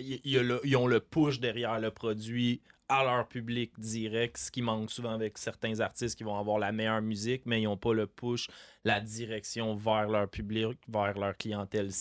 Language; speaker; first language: French; native; French